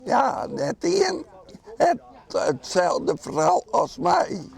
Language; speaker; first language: Dutch; non-native, local second language; Western Frisian